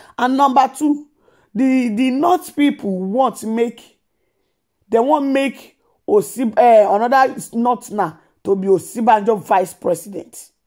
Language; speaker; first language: Nigerian Pidgin; non-native, local second language; Yoruba